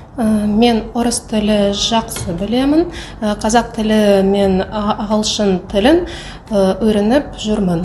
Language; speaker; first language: Kazakh; non-native, local second language; Russian